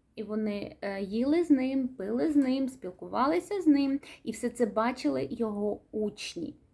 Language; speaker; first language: Ukrainian; non-native, local second language; Russian